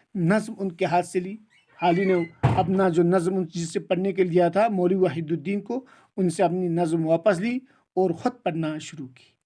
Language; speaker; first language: Urdu; non-native, local second language; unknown